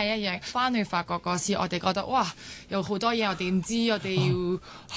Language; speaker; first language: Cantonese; non-native, local second language; French